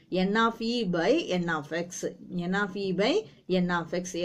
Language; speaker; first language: English; non-native, local second language; Tamil